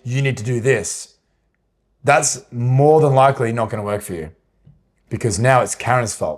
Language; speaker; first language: English; native; English